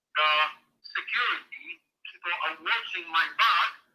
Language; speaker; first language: English; non-native, fluent; Polish